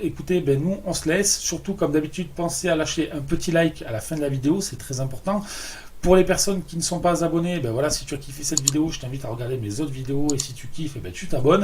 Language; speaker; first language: French; native; French